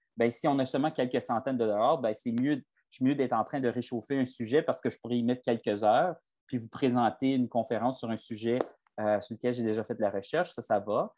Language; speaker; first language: French; native; French